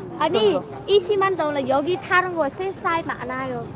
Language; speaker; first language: Korean; non-native, learner; Vietnamese